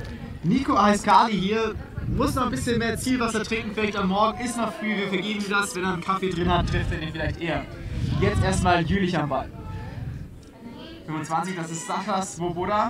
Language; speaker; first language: German; native; German